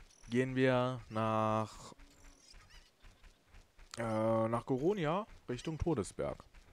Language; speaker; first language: German; native; German